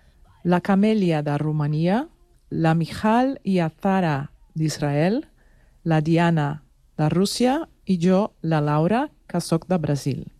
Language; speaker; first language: Catalan; non-native, learner; Portuguese